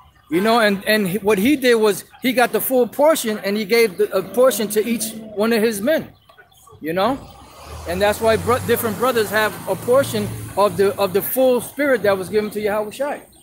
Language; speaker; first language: English; native; English